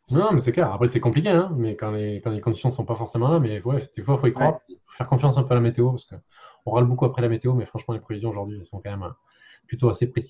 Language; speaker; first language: French; native; French